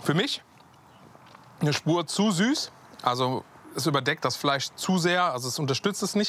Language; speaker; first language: German; native; German